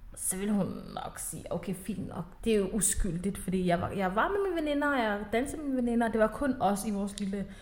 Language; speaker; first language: Danish; early bilingual, other home language; Somali